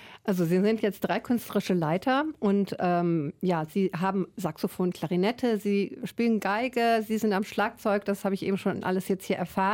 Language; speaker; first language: German; native; German